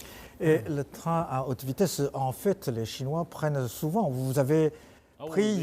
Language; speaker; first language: French; non-native, fluent; Chinese